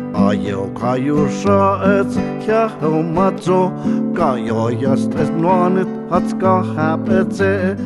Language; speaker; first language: Spanish; native; Spanish